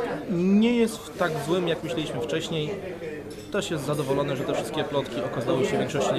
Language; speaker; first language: Polish; native; Polish